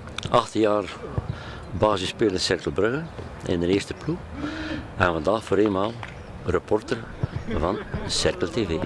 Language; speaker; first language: Dutch; native; Dutch